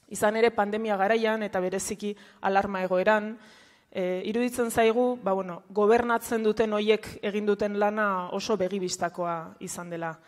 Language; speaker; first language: Basque; native; Basque